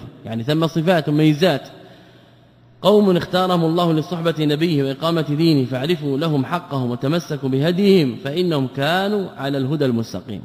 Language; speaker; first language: Arabic; native; Arabic